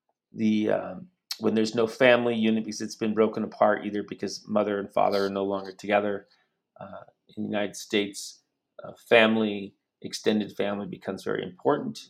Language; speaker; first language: English; native; English